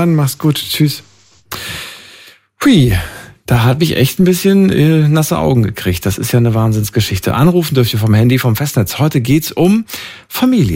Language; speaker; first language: German; native; German